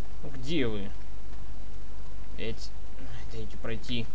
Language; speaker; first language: Russian; native; Russian